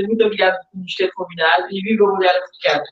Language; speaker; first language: Portuguese; non-native, local second language; Kabuverdianu